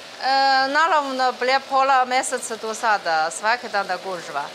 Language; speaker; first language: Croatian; non-native, learner; Chinese